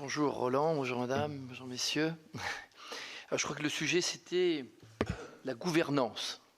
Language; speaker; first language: French; native; French